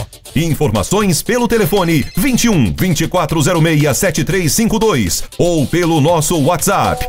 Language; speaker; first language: Portuguese; native; Portuguese